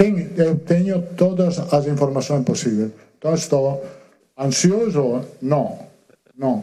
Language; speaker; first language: Spanish; non-native, fluent; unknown